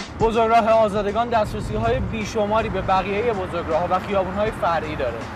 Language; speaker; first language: Persian; native; Persian